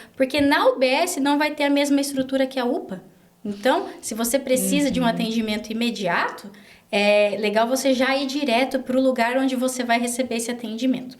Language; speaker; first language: Portuguese; native; Portuguese